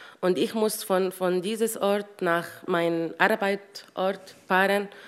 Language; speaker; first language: German; non-native, learner; Arabic